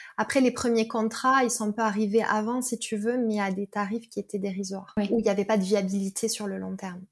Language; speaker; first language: French; native; French